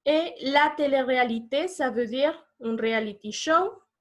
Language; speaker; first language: French; non-native, fluent; Spanish